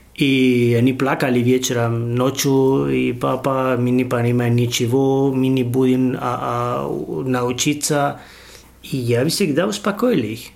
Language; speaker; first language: Russian; non-native, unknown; Spanish